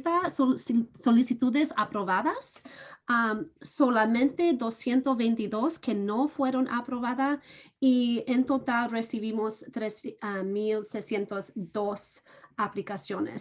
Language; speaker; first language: Spanish; non-native, fluent; English